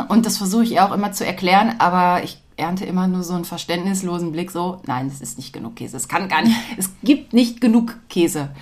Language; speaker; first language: German; native; German